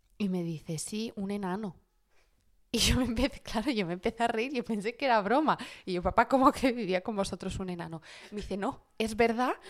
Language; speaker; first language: Spanish; early bilingual, other home language; Arabic